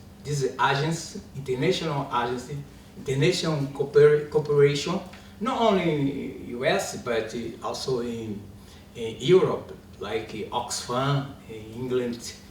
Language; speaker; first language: English; non-native, learner; Portuguese